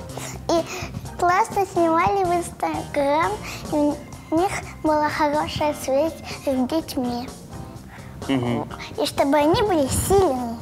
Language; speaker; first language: Russian; native; Russian